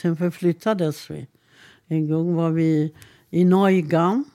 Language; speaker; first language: Swedish; non-native, fluent; Hungarian